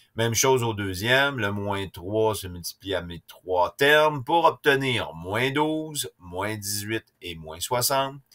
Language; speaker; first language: French; native; French